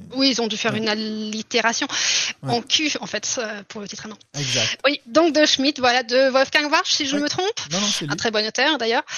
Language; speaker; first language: French; early bilingual, heritage; German